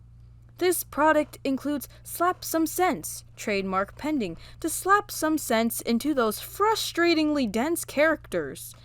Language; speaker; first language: English; non-native, fluent; Malagasy